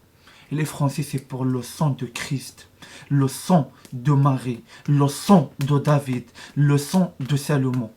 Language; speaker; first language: French; non-native, learner; Arabic